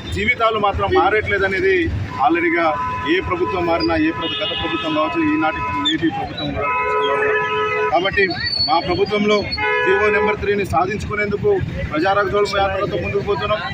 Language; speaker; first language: Telugu; non-native, local second language; Lambadi